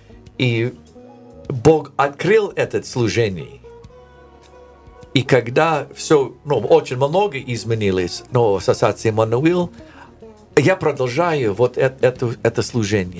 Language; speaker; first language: Russian; non-native, learner; English